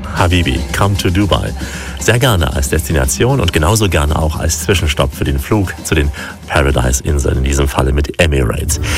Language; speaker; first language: German; native; German